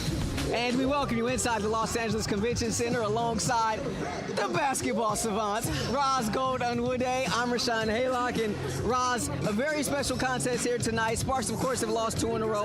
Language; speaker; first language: English; native; English